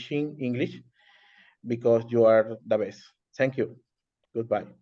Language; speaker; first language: English; non-native, learner; Spanish